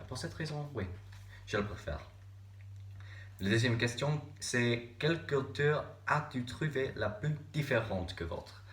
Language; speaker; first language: French; non-native, learner; English